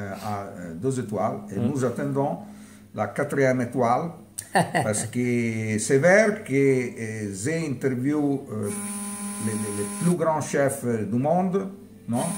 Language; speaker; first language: French; non-native, learner; Italian